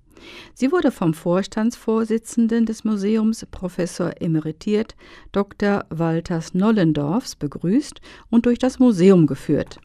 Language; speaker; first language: German; native; German